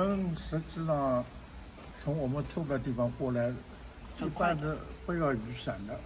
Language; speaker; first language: Chinese; non-native, local second language; Wu Chinese